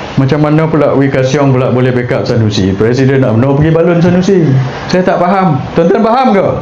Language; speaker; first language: Malay; native; Malay